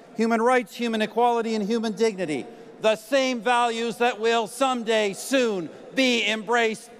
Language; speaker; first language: English; native; English